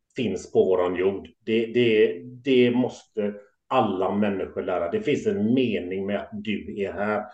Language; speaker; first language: Swedish; native; Swedish